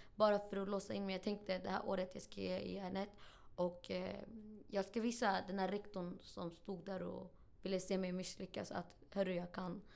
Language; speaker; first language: Swedish; early bilingual, other home language; Arabic